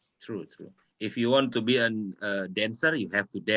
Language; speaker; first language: English; non-native, local second language; Indonesian